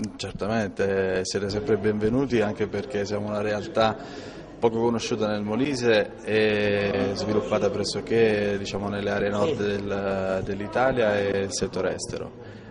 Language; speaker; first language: Italian; native; Italian